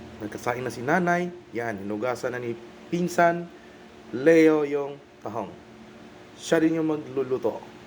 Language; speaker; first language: Filipino; non-native, local second language; Bikol